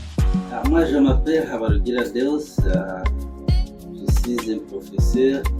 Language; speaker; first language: French; non-native, learner; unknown